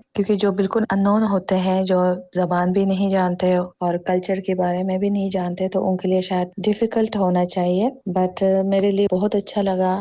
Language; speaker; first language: Urdu; non-native, fluent; Tajik